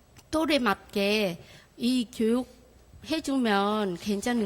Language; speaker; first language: Korean; non-native, fluent; Vietnamese